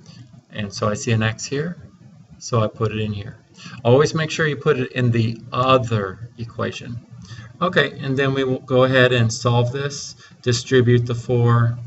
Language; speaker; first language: English; native; English